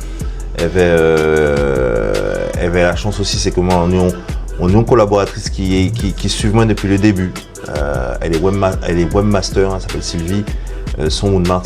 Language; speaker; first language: French; non-native, local second language; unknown